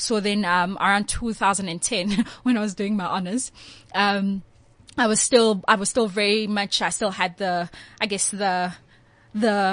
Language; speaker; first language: English; non-native, local second language; Swati